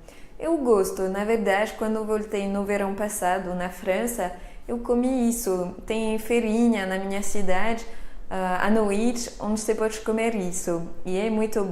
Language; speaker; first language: Portuguese; non-native, fluent; French